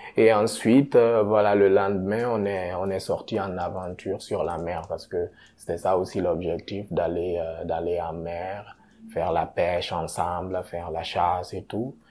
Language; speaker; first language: French; non-native, local second language; Susu